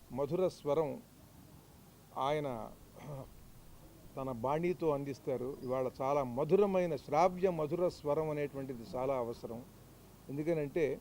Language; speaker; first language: Telugu; native; Telugu